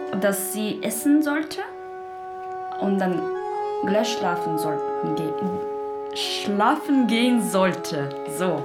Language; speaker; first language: German; non-native, learner; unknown